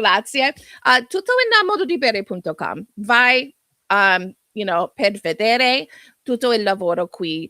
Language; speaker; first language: Italian; non-native, learner; English